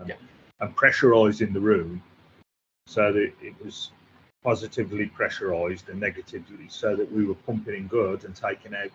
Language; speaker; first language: English; native; English